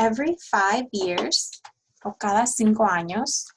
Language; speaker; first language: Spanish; early bilingual, heritage; Spanish